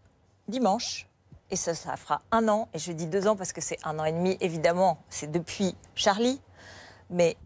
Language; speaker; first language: French; native; French